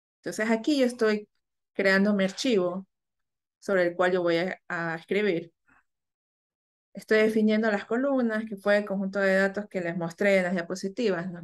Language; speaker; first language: Spanish; native; Spanish